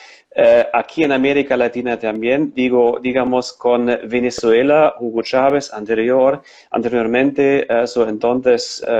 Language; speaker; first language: Spanish; non-native, fluent; German